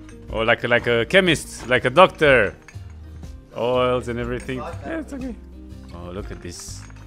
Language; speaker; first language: English; non-native, fluent; Romanian